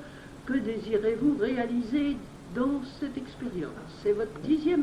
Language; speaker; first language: French; native; French